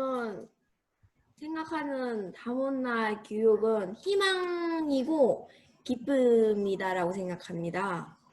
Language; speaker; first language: Korean; non-native, learner; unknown